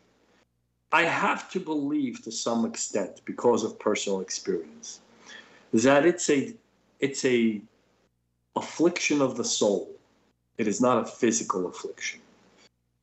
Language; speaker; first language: English; native; English